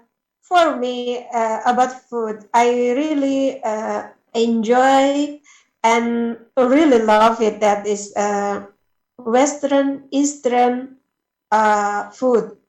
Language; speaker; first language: English; non-native, learner; Indonesian